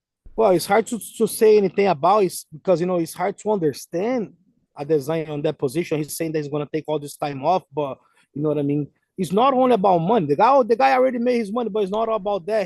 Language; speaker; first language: English; non-native, fluent; Portuguese